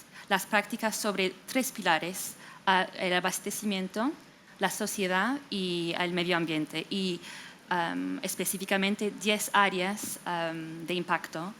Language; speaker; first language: Spanish; non-native, fluent; English